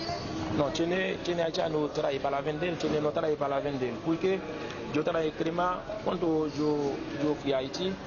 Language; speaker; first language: Spanish; non-native, learner; Haitian Creole